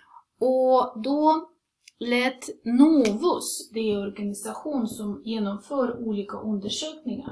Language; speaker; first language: Swedish; non-native, fluent; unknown